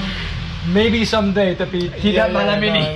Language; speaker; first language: Indonesian; non-native, learner; English